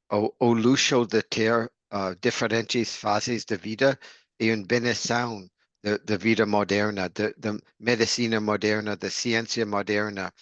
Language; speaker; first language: Portuguese; non-native, learner; English